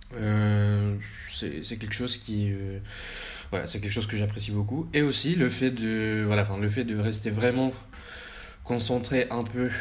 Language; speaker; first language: French; early bilingual, heritage; Spanish